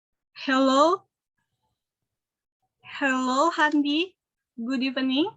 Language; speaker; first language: English; non-native, learner; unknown